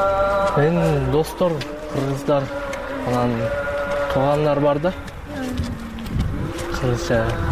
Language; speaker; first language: Kyrgyz; non-native, local second language; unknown